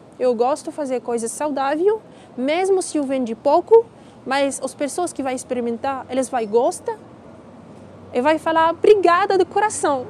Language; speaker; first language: Portuguese; non-native, learner; Arabic